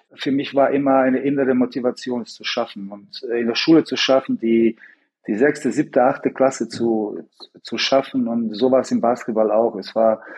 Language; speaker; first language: German; early bilingual, other home language; Bosnian